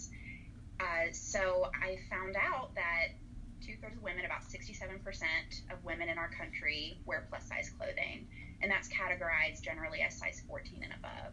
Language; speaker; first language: English; native; English